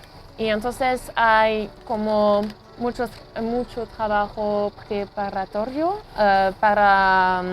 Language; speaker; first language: Spanish; non-native, fluent; French